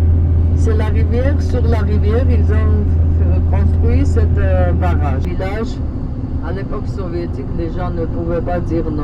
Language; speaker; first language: French; non-native, fluent; Georgian